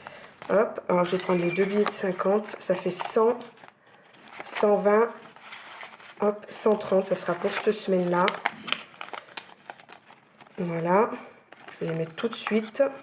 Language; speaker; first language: French; native; French